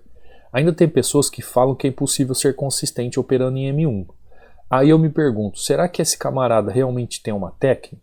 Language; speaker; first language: Portuguese; native; Portuguese